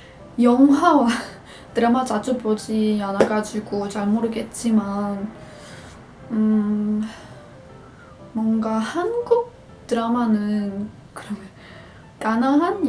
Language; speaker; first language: Korean; non-native, fluent; Portuguese